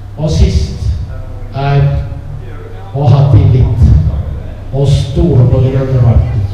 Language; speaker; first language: Norwegian; non-native, fluent; Italian